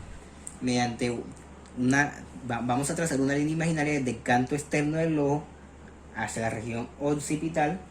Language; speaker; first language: Spanish; native; Spanish